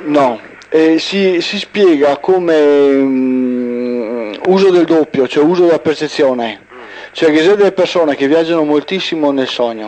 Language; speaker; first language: Italian; native; Italian